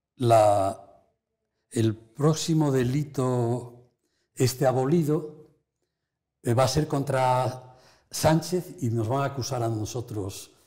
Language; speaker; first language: Spanish; native; Spanish